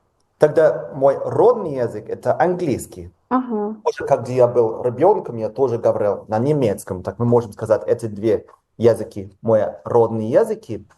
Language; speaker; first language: Russian; non-native, learner; English